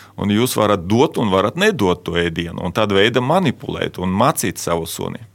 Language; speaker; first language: Latvian; non-native, local second language; Russian